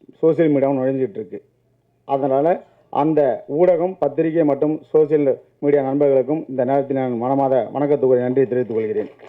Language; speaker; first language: Tamil; native; Tamil